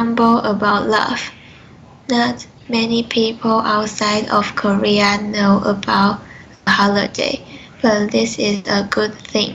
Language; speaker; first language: English; non-native, learner; Chinese